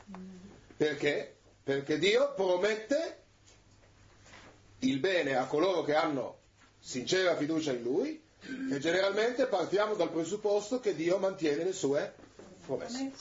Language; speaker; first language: Italian; native; Italian